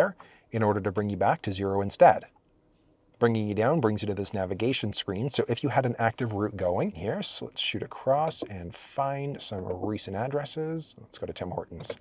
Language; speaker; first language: English; native; English